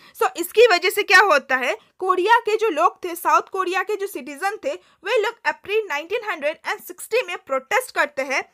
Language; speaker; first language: Hindi; native; Hindi